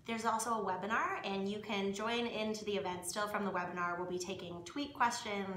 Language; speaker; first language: English; native; English